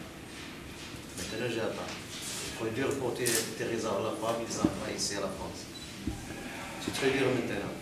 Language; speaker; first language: French; non-native, learner; Arabic